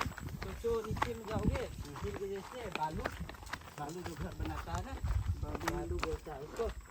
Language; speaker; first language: Hindi; non-native, local second language; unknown